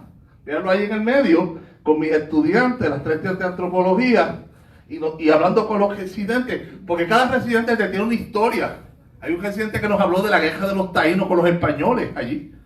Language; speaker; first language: Spanish; native; Spanish